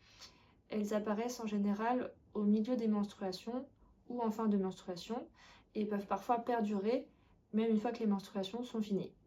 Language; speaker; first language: French; native; French